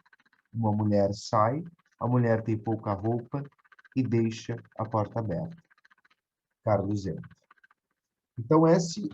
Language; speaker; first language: Portuguese; native; Portuguese